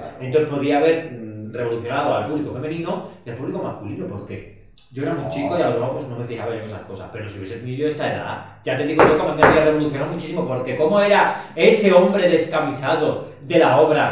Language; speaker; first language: Spanish; native; Spanish